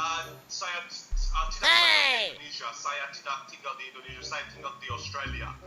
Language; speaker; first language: Indonesian; non-native, learner; English